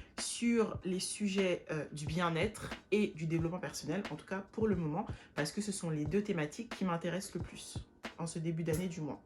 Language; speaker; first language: French; native; French